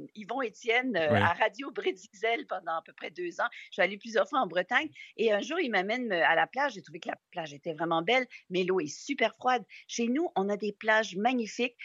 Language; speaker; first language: French; native; French